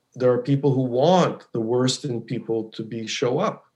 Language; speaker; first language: English; native; English